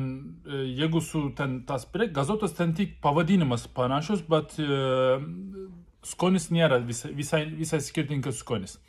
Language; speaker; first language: Lithuanian; non-native, learner; Turkish